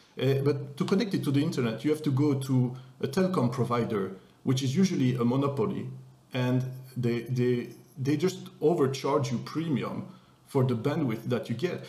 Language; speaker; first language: English; non-native, fluent; French